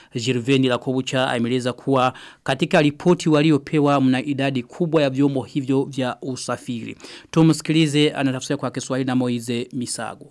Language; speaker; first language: Swahili; non-native, local second language; Rundi